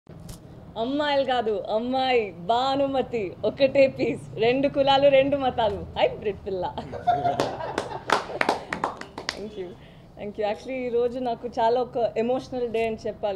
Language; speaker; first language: Telugu; non-native, fluent; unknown